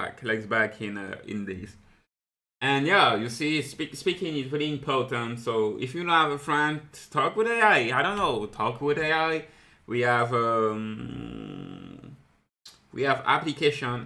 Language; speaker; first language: English; non-native, fluent; French